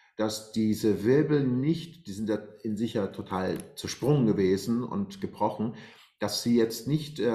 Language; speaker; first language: German; non-native, fluent; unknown